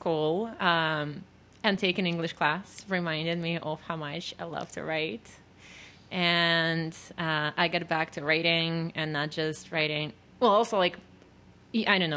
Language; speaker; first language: English; non-native, fluent; Russian